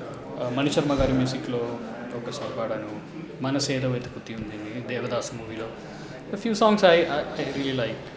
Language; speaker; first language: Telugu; non-native, learner; Malayalam